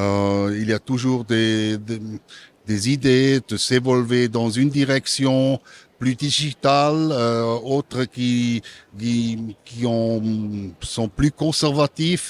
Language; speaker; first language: French; non-native, local second language; German